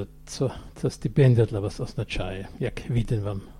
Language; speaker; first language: Ukrainian; non-native, fluent; German